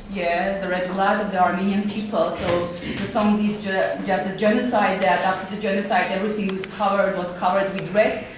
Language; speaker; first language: English; non-native, fluent; Armenian